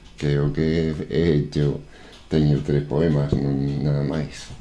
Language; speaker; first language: Galician; non-native, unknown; Spanish